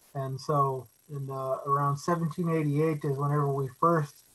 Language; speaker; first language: English; native; English